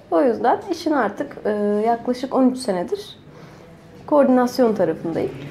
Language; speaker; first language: Turkish; native; Turkish